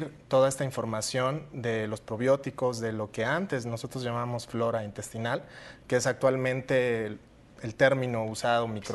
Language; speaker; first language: Spanish; native; Spanish